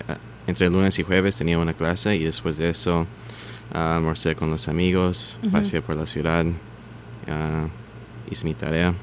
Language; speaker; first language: Spanish; early bilingual, heritage; Spanish